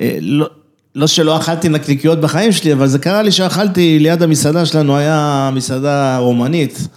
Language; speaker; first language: Hebrew; early bilingual, other home language; French